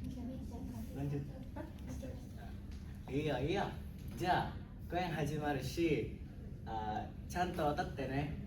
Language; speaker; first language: Japanese; non-native, learner; Indonesian